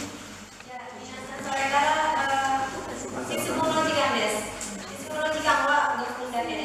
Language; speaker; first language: Japanese; non-native, learner; Indonesian